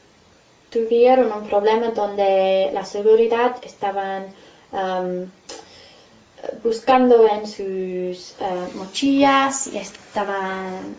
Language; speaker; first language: Spanish; non-native, fluent; English